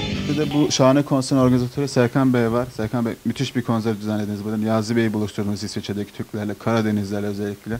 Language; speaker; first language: Turkish; native; Turkish